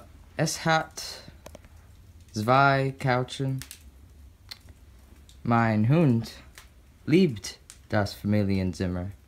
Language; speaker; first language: German; non-native, learner; English